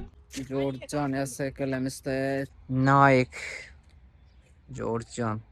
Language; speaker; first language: Armenian; non-native, learner; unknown